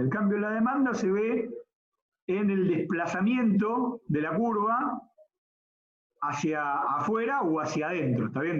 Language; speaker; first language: Spanish; native; Spanish